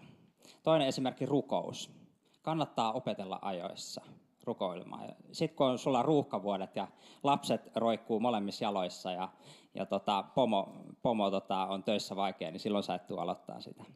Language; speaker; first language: Finnish; native; Finnish